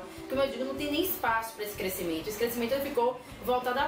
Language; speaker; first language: Portuguese; native; Portuguese